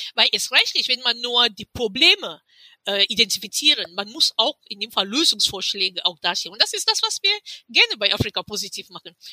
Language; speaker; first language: German; non-native, fluent; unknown